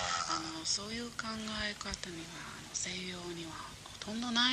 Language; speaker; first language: Japanese; non-native, fluent; English